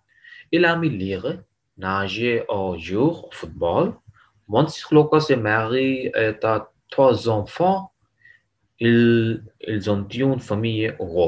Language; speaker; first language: French; non-native, learner; Urdu